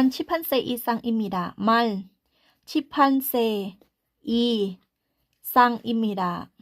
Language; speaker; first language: Korean; non-native, learner; Thai